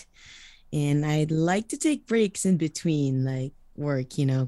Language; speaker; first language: English; non-native, local second language; Iloko